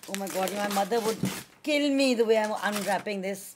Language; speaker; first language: English; early bilingual, other home language; Hindi